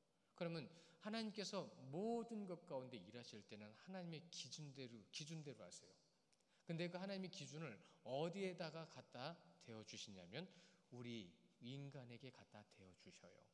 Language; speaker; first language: Korean; native; Korean